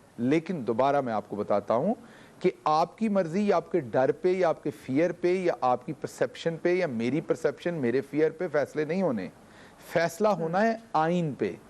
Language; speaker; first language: Urdu; non-native, local second language; Punjabi